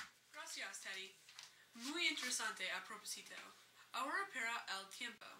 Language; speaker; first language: Spanish; non-native, learner; English